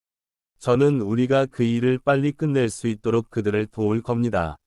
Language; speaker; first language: Korean; non-native, learner; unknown